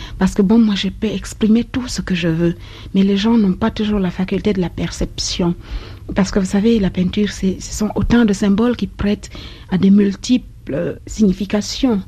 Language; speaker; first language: French; non-native, local second language; Basaa